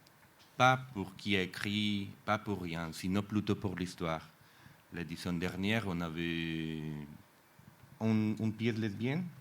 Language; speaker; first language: French; non-native, fluent; Spanish